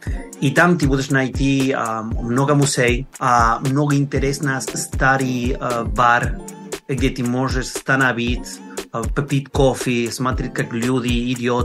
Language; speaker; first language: Russian; non-native, learner; Spanish